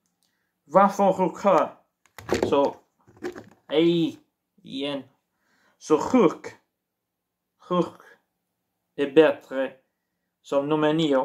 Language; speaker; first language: Swedish; non-native, learner; Portuguese